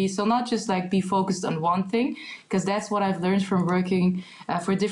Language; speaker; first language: English; non-native, fluent; Hungarian